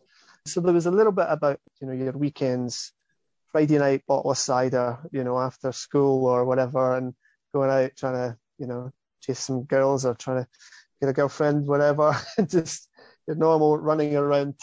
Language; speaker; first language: English; native; English